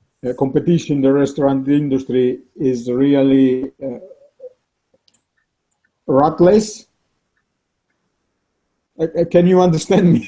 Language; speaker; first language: English; non-native, learner; Italian